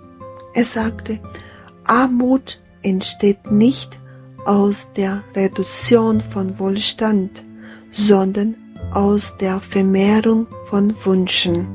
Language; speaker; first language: German; non-native, fluent; Portuguese